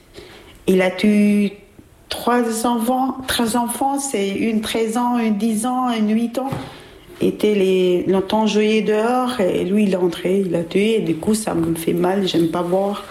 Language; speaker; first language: French; non-native, learner; Albanian